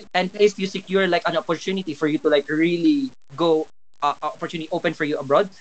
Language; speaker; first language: English; non-native, local second language; Cebuano